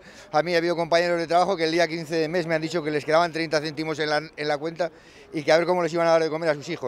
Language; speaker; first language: Spanish; native; Spanish